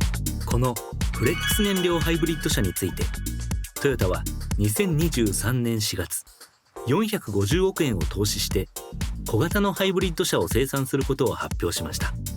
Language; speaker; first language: Japanese; native; Japanese